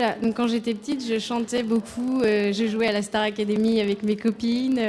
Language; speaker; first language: French; native; French